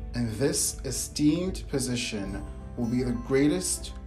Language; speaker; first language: English; native; English